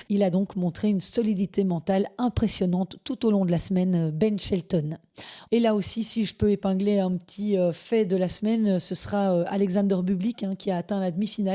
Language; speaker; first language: French; native; French